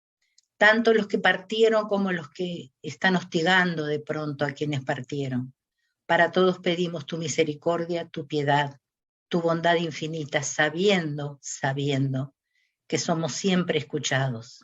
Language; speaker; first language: Spanish; native; Spanish